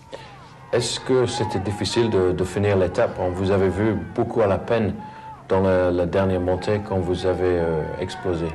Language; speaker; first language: French; non-native, learner; English